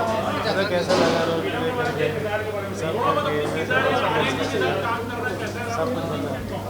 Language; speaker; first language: Hindi; native; Hindi